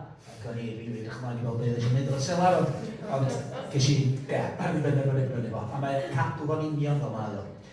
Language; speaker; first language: Welsh; native; Welsh